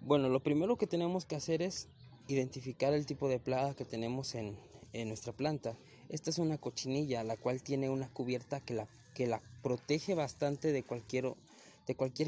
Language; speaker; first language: Spanish; native; Spanish